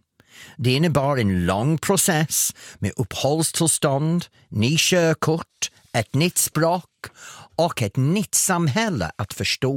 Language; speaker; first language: Swedish; non-native, fluent; English